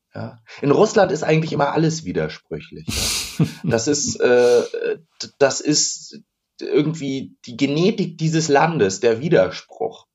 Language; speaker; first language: German; native; German